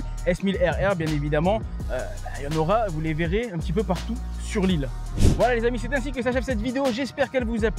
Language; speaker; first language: French; native; French